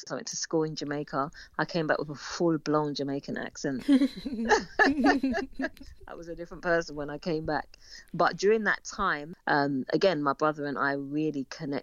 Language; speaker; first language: English; native; English